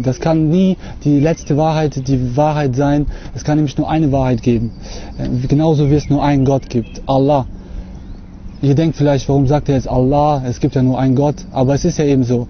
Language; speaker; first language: German; early bilingual, other home language; Russian